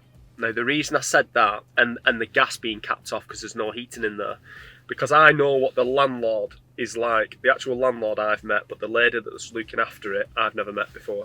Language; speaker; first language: English; native; English